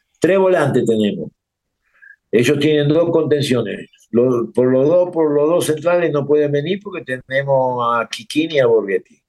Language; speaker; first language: Spanish; native; Spanish